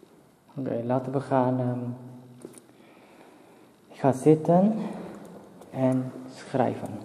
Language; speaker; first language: Dutch; non-native, local second language; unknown